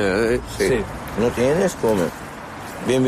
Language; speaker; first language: Spanish; non-native, learner; Arabic